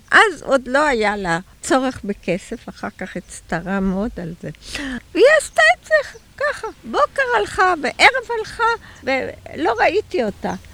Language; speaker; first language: Hebrew; early bilingual, other home language; German